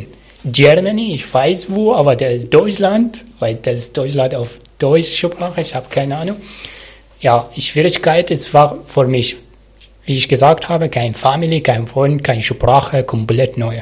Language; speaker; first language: German; non-native, learner; Arabic